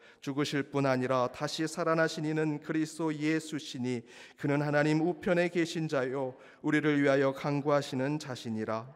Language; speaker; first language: Korean; native; Korean